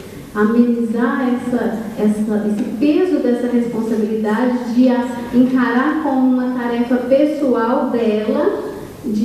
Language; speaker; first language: Portuguese; native; Portuguese